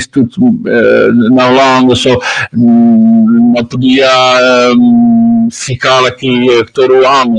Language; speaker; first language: Portuguese; non-native, learner; Dutch